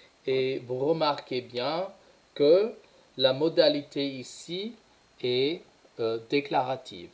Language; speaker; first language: French; non-native, fluent; English